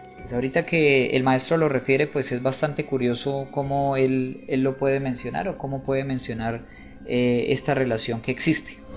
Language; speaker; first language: Spanish; native; Spanish